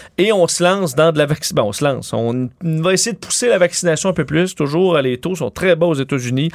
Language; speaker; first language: French; native; French